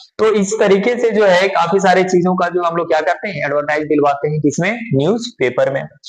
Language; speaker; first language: Hindi; native; Hindi